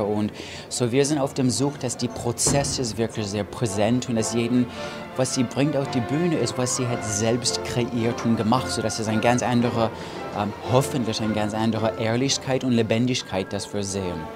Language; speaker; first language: German; non-native, fluent; English